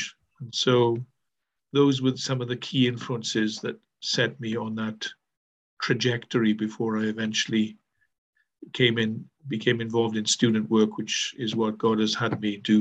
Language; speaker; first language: English; native; English